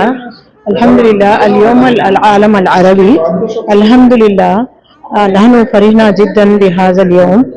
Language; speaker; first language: Arabic; non-native, fluent; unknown